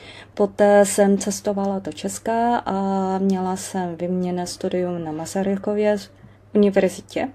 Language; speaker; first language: Czech; non-native, fluent; Chinese